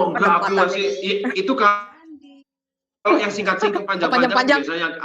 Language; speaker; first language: Indonesian; non-native, fluent; English